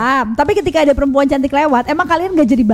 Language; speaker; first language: Indonesian; native; Indonesian